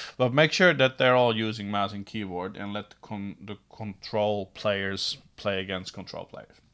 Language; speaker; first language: English; non-native, fluent; Dutch